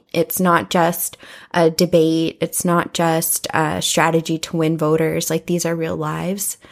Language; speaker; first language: English; native; English